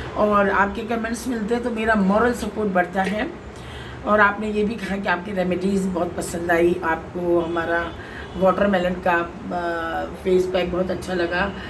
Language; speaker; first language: Hindi; native; Hindi